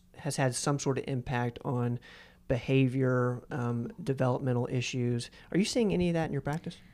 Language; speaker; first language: English; native; English